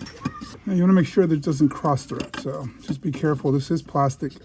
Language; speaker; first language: English; native; English